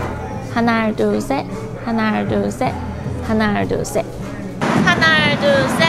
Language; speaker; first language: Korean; non-native, learner; Chinese